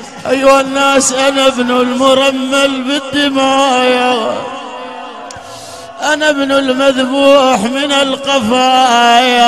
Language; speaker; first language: Arabic; native; Arabic